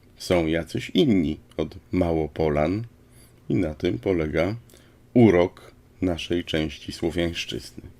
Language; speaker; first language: Polish; native; Polish